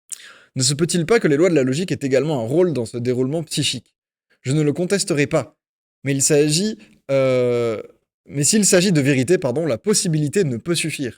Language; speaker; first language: French; native; French